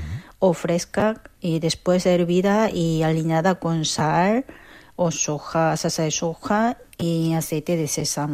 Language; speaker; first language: Spanish; non-native, learner; Korean